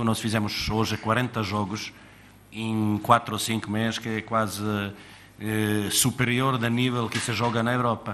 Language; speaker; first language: Portuguese; non-native, fluent; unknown